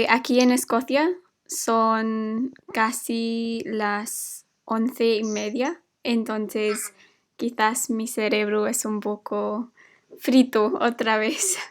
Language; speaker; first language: Spanish; non-native, fluent; English